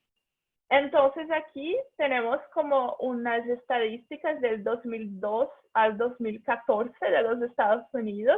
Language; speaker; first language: Spanish; non-native, fluent; Portuguese